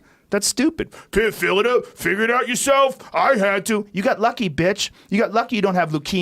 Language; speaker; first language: English; native; English